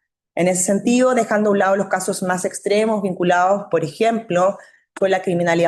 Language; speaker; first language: Spanish; native; Spanish